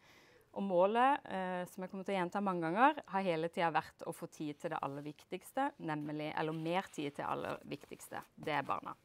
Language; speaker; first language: Norwegian; native; Norwegian